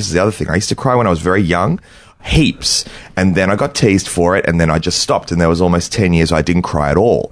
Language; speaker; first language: English; native; English